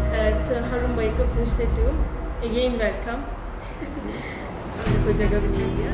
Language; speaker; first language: Hindi; non-native, learner; Turkish